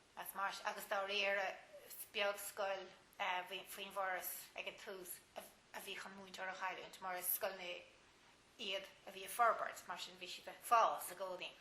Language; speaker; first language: Irish; native; Irish